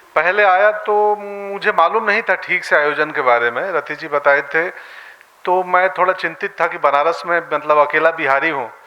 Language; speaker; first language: Hindi; native; Hindi